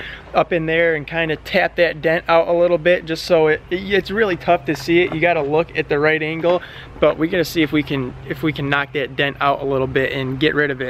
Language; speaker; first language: English; native; English